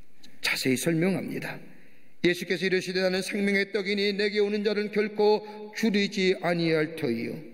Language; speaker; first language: Korean; native; Korean